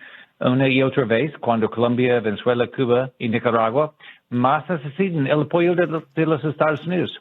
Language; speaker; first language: Spanish; non-native, learner; English